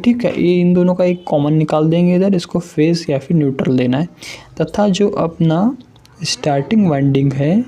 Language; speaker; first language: Hindi; native; Hindi